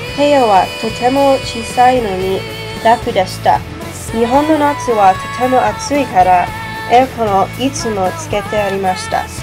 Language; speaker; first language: Japanese; non-native, learner; English